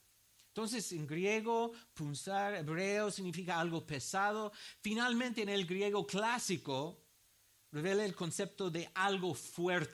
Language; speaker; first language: Spanish; non-native, fluent; English